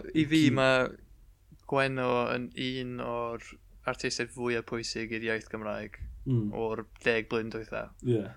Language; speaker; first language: Welsh; native; Welsh